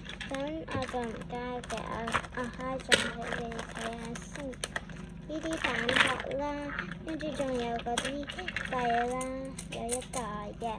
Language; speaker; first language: Cantonese; native; Cantonese